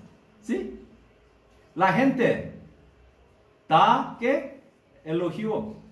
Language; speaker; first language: Spanish; non-native, learner; Korean